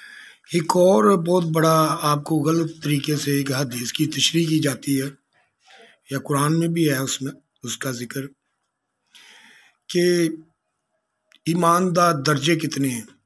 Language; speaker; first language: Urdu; non-native, local second language; Punjabi